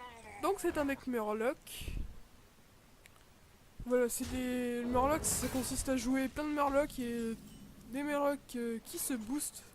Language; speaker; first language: French; native; French